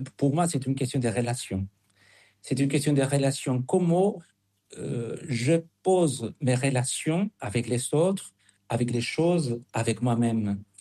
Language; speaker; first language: French; non-native, fluent; Spanish